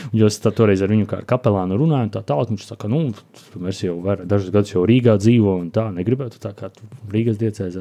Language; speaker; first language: Latvian; native; Latvian